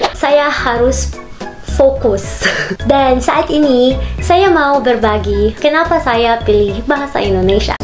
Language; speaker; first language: Indonesian; non-native, fluent; Filipino